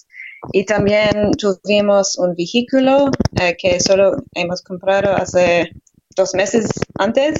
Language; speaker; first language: Spanish; non-native, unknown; English